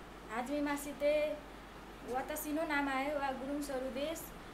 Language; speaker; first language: Japanese; non-native, learner; Nepali